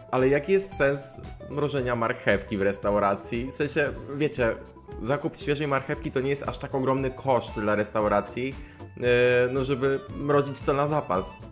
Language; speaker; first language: Polish; native; Polish